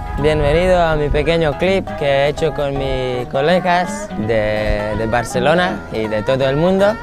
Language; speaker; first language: Spanish; non-native, learner; Latvian